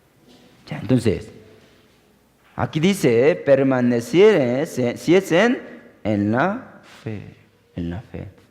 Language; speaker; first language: Spanish; non-native, fluent; Korean